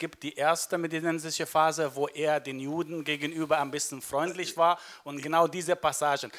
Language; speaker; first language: German; non-native, fluent; Arabic